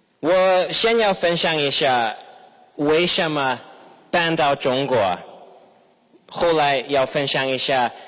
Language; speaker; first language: Chinese; non-native, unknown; English